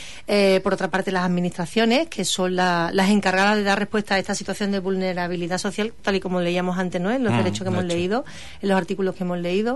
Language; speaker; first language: Spanish; native; Spanish